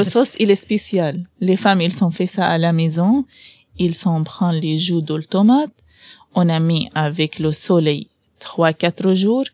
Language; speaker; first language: French; non-native, learner; Arabic